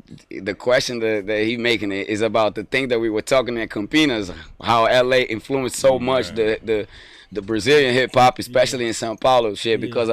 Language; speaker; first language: English; non-native, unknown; Portuguese